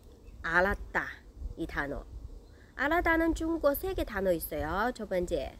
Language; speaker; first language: Korean; non-native, learner; Chinese